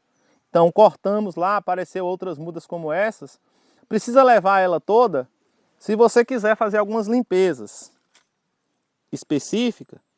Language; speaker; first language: Portuguese; native; Portuguese